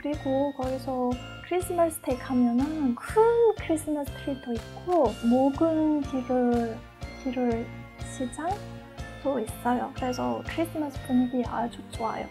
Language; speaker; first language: Korean; non-native, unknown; French